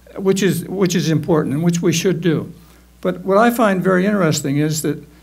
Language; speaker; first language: English; native; English